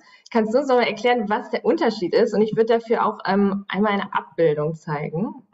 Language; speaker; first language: German; native; German